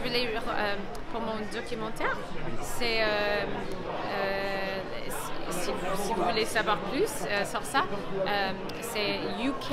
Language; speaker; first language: French; non-native, fluent; English